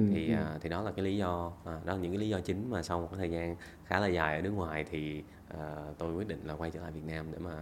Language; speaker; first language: Vietnamese; native; Vietnamese